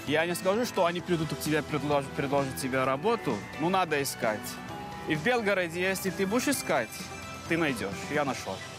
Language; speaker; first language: Russian; non-native, fluent; Arabic